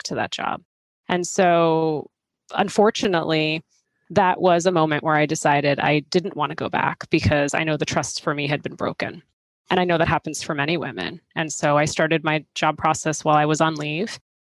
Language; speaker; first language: English; native; English